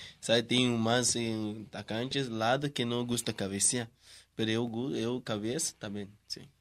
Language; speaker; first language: Portuguese; non-native, learner; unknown